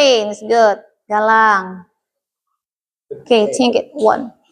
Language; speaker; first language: English; non-native, learner; Indonesian